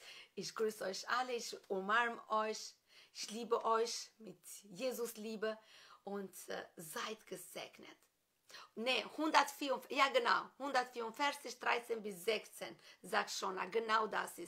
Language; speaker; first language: German; non-native, fluent; Albanian